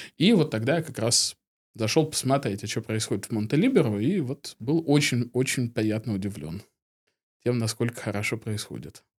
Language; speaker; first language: Russian; native; Russian